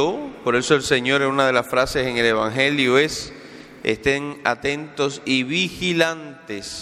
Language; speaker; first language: Spanish; native; Spanish